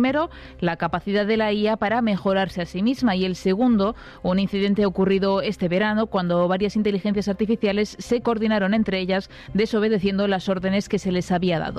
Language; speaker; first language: Spanish; native; Spanish